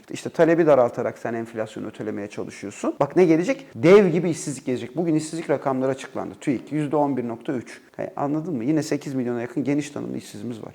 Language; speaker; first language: Turkish; native; Turkish